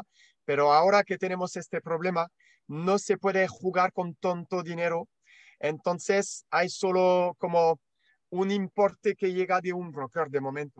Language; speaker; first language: Spanish; non-native, learner; French